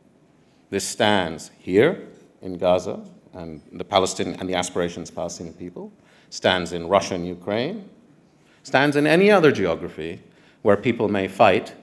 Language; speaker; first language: English; non-native, fluent; Arabic